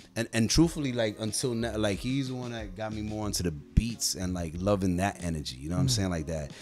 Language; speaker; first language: English; native; English